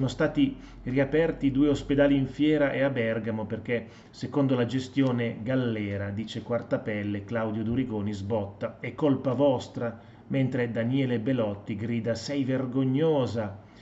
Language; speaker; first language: Italian; native; Italian